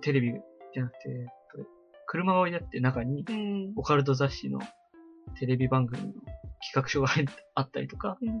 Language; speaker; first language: Japanese; native; Japanese